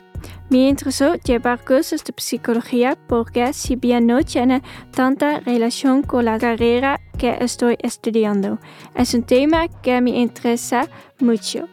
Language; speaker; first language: Spanish; non-native, fluent; Dutch